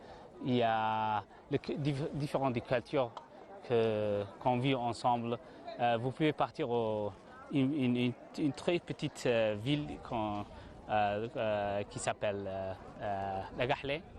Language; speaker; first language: French; non-native, learner; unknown